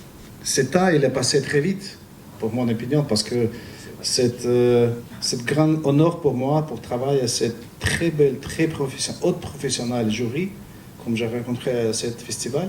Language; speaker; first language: French; non-native, learner; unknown